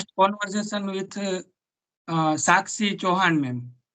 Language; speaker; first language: English; non-native, learner; Gujarati